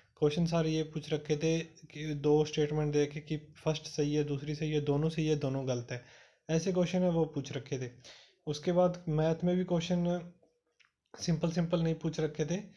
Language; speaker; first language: Hindi; non-native, local second language; Punjabi